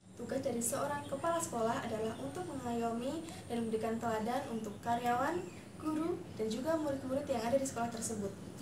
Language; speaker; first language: Indonesian; native; Indonesian